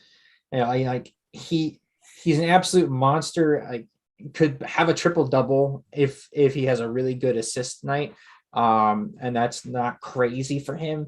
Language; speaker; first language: English; native; English